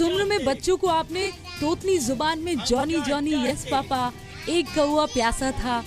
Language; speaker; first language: Hindi; native; Hindi